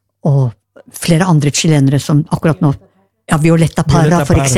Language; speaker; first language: Norwegian; native; Norwegian